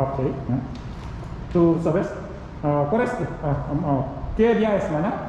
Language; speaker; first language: Spanish; non-native, learner; Korean